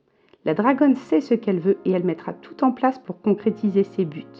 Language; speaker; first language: French; native; French